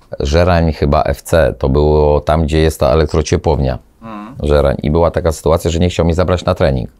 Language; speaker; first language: Polish; native; Polish